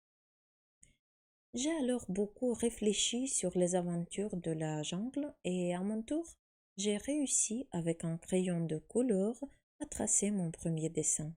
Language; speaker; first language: French; non-native, fluent; Ukrainian